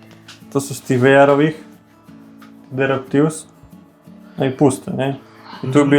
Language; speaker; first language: Polish; non-native, learner; Slovak